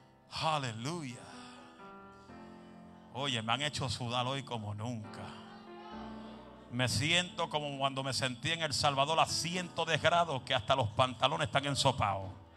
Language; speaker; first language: Spanish; early bilingual, heritage; Spanish